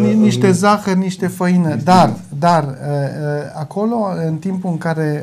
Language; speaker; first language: Romanian; non-native, local second language; German